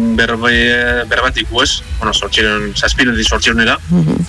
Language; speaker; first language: Basque; native; Basque